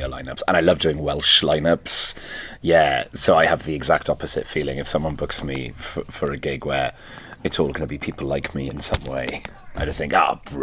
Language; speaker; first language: English; non-native, local second language; Welsh